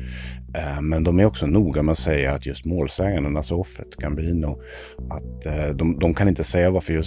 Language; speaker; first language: Swedish; native; Swedish